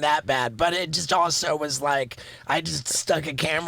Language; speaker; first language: English; native; English